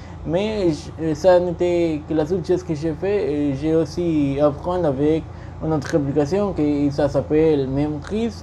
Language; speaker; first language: French; non-native, learner; Spanish